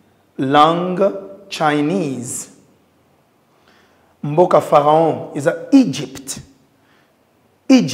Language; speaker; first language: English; non-native, fluent; Lingala